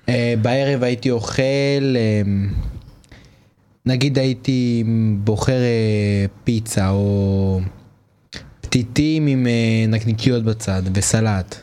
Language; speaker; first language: Hebrew; native; Hebrew